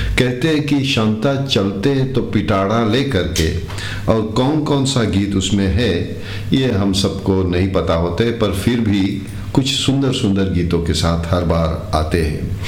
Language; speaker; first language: Hindi; early bilingual, heritage; Hindi